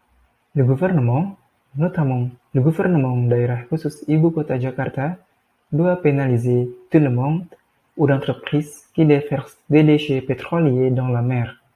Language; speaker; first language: French; non-native, learner; Indonesian